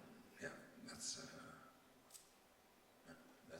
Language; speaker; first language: English; non-native, learner; Italian